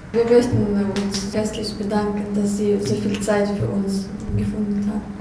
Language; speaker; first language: German; non-native, fluent; Russian